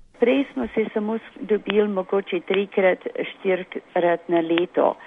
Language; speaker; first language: Slovenian; early bilingual, heritage; Slovenian